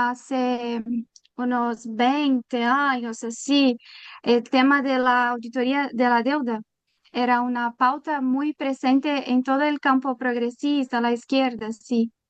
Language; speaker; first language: Spanish; non-native, learner; Portuguese